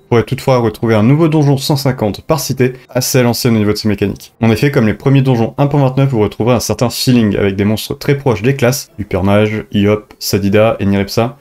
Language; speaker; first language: French; native; French